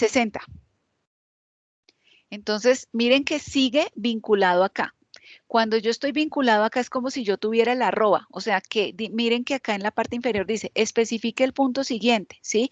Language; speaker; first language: Spanish; native; Spanish